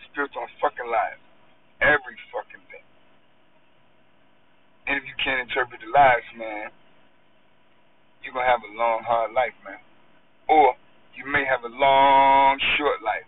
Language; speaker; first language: English; native; English